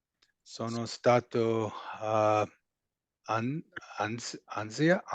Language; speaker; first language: Italian; non-native, learner; English